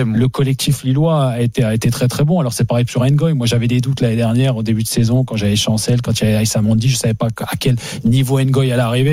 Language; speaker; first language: French; native; French